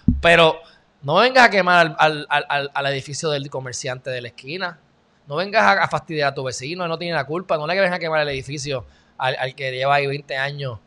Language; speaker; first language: Spanish; native; Spanish